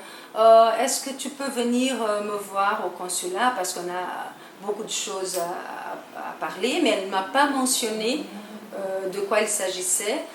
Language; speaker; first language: French; non-native, fluent; Portuguese